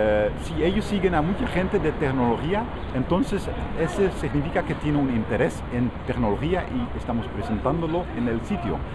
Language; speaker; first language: Spanish; non-native, fluent; Dutch